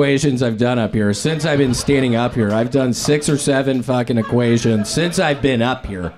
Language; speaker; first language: English; native; English